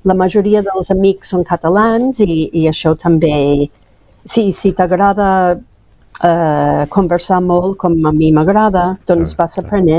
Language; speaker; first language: Catalan; non-native, fluent; English